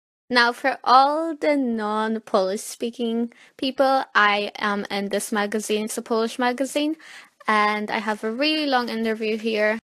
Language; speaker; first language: English; early bilingual, other home language; Polish